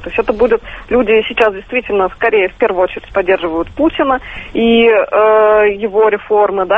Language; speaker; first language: Russian; native; Russian